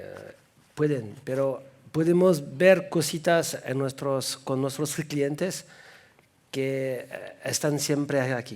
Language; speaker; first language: Spanish; non-native, fluent; French